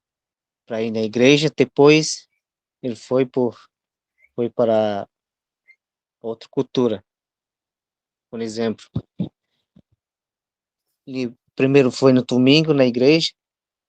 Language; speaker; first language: Portuguese; non-native, local second language; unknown